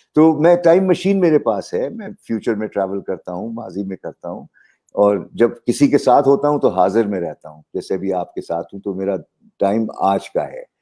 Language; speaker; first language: Urdu; native; Urdu